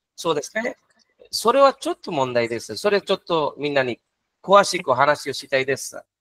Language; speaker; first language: Japanese; non-native, fluent; Bangla